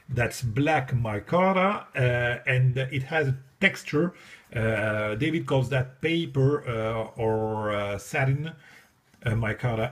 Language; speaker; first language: English; non-native, fluent; French